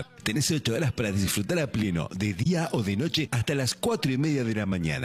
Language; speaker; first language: Spanish; native; Spanish